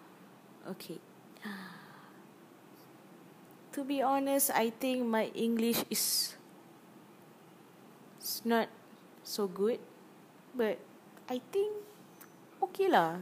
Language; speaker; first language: English; non-native, learner; Malay